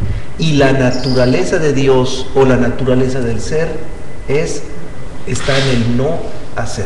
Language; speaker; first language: Spanish; native; Spanish